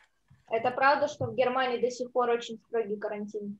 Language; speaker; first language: Russian; native; Russian